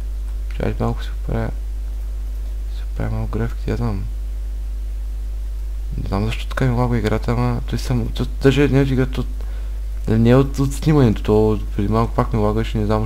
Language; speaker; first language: Bulgarian; native; Bulgarian